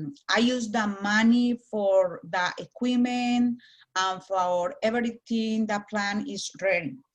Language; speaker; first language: English; non-native, learner; Spanish